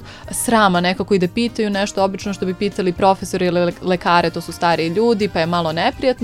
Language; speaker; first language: Serbian; native; Serbian